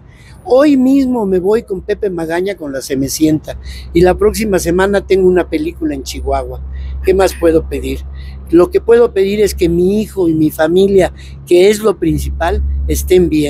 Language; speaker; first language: Spanish; native; Spanish